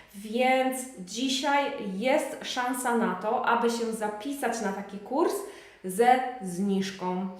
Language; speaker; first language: Polish; native; Polish